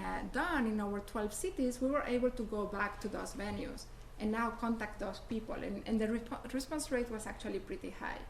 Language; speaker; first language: English; non-native, fluent; Spanish